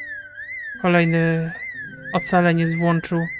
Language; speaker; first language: Polish; native; Polish